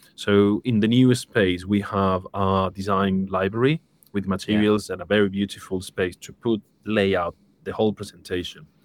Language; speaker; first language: English; non-native, fluent; Spanish